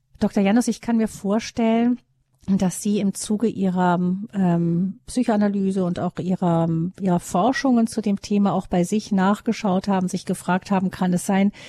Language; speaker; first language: German; native; German